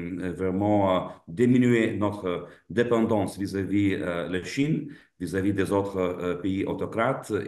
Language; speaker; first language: French; non-native, fluent; Lithuanian